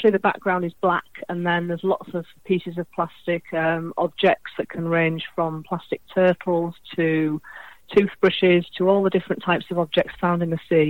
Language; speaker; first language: English; native; English